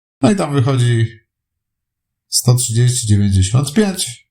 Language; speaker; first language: Polish; native; Polish